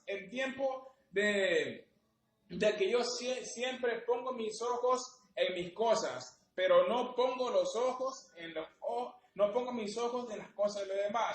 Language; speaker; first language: Spanish; native; Spanish